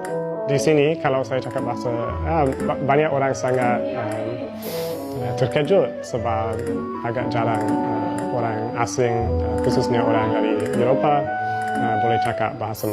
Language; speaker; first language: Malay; non-native, fluent; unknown